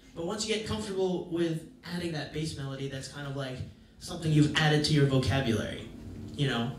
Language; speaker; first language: English; native; English